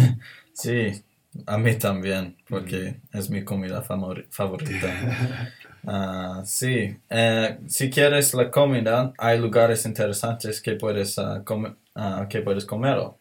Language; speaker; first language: Spanish; non-native, learner; English